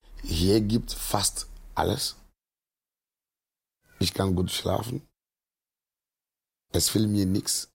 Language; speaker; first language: German; non-native, learner; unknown